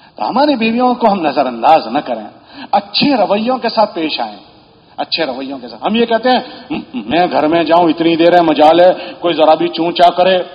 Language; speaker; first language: Urdu; native; Urdu